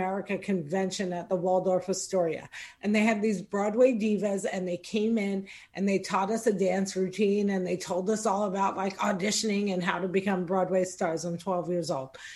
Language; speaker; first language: English; native; English